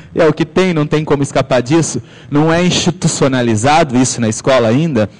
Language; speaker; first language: Portuguese; native; Portuguese